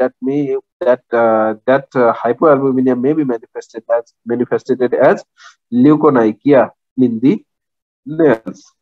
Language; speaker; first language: English; non-native, local second language; Nepali